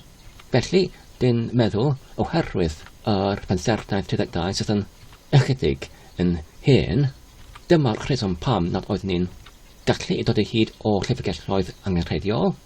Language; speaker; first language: Welsh; non-native, learner; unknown